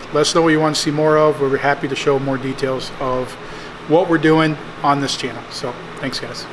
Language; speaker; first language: English; native; English